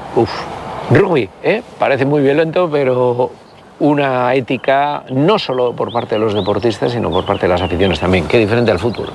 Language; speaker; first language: Spanish; native; Spanish